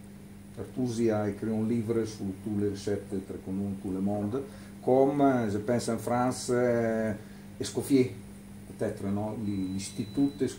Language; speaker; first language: French; non-native, learner; Italian